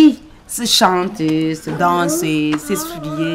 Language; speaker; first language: French; non-native, learner; Kinyarwanda